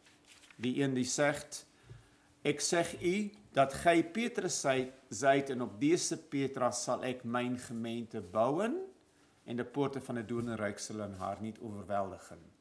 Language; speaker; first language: Dutch; non-native, fluent; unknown